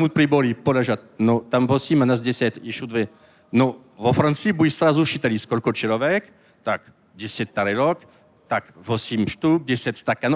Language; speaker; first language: Russian; non-native, learner; French